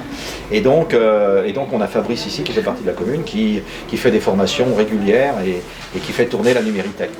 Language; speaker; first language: French; native; French